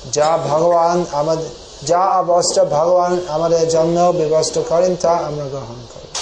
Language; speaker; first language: Bangla; non-native, fluent; English